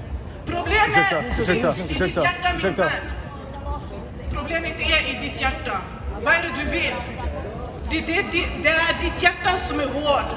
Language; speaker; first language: Swedish; non-native, fluent; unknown